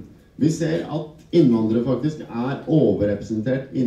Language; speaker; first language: Norwegian; native; Norwegian